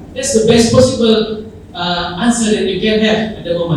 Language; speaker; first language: English; non-native, local second language; Malay